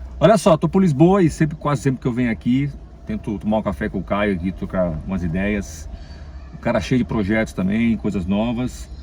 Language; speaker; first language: Portuguese; native; Portuguese